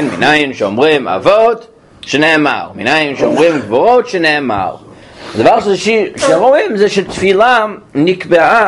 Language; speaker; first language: Hebrew; non-native, fluent; English